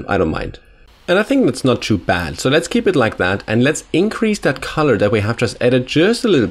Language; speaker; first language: English; non-native, fluent; German